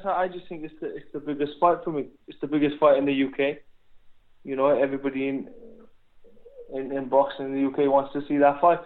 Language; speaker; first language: English; native; English